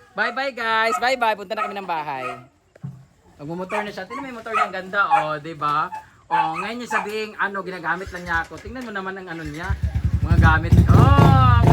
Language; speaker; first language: Filipino; non-native, local second language; Cebuano